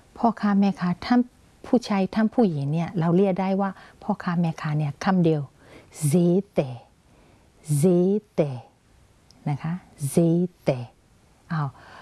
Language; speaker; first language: Thai; non-native, fluent; Burmese